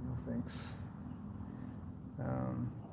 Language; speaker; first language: English; native; English